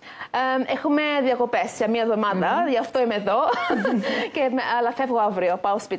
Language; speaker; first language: Greek; early bilingual, heritage; Greek